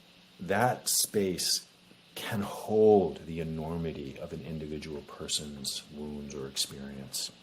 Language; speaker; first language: English; native; English